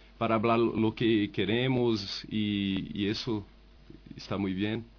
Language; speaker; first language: Spanish; non-native, learner; Portuguese